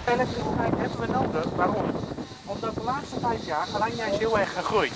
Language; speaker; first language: Dutch; non-native, fluent; Turkish